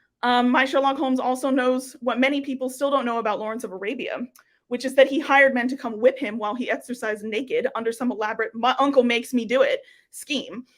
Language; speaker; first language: English; native; English